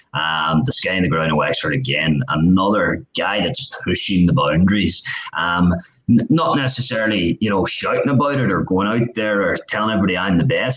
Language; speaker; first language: English; native; English